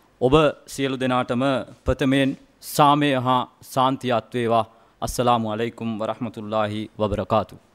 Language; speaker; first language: Sinhala; non-native, local second language; Tamil